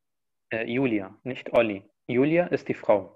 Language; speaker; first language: German; non-native, fluent; Arabic